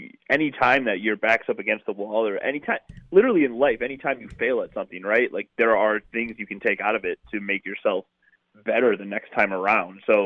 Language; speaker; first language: English; native; English